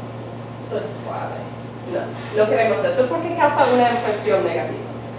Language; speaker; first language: Spanish; non-native, fluent; English